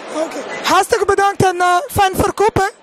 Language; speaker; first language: Dutch; non-native, fluent; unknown